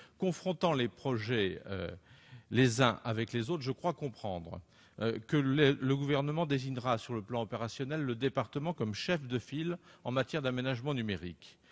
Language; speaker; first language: French; native; French